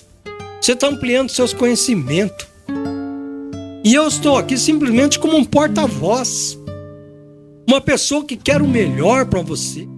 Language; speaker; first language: Portuguese; native; Portuguese